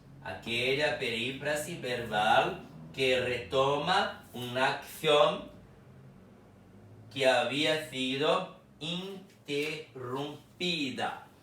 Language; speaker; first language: Spanish; non-native, fluent; Portuguese